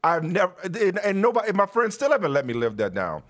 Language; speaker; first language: English; native; English